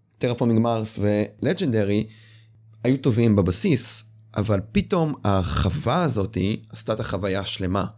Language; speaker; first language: Hebrew; native; Hebrew